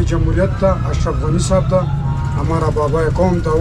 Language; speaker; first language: Hindi; non-native, learner; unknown